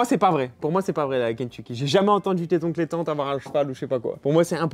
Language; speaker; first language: French; native; French